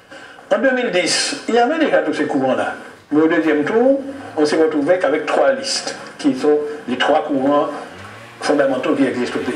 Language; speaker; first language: French; native; French